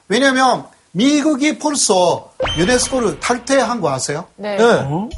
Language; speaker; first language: Korean; non-native, fluent; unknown